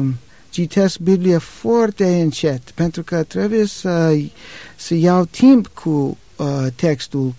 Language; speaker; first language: Romanian; non-native, learner; English